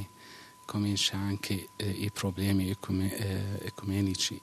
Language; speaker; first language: Italian; non-native, fluent; Arabic